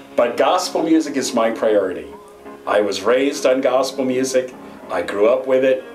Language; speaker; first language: English; native; English